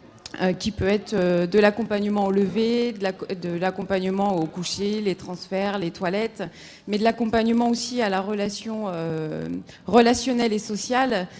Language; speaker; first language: French; native; French